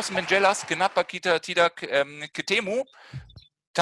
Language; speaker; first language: Indonesian; non-native, fluent; German